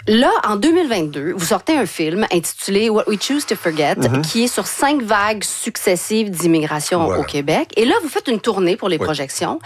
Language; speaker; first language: French; native; French